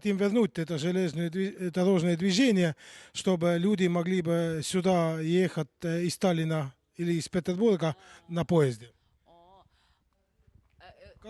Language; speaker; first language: Russian; non-native, local second language; Estonian